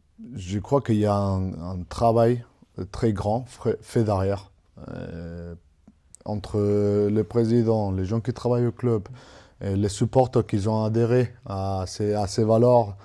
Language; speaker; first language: French; non-native, fluent; Spanish